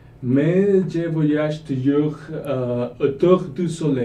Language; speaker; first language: French; non-native, learner; Spanish